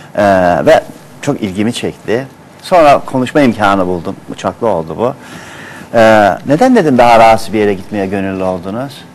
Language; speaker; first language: Turkish; native; Turkish